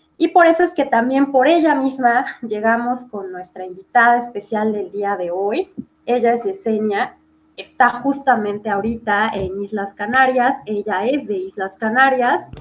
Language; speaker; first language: Spanish; native; Spanish